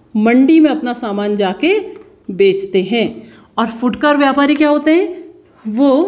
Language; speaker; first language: Hindi; native; Hindi